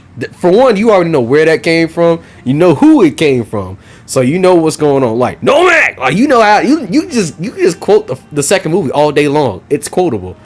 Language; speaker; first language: English; native; English